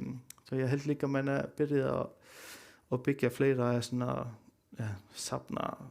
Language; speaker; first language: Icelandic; non-native, learner; Danish